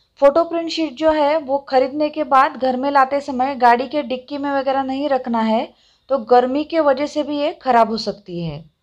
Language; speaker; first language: Hindi; non-native, local second language; Marathi